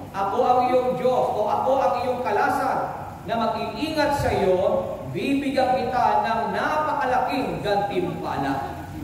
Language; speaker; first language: Filipino; native; Filipino